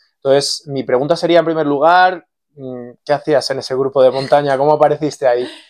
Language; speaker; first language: Spanish; native; Spanish